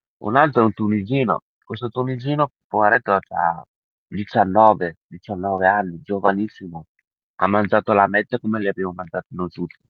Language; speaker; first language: Italian; early bilingual, other home language; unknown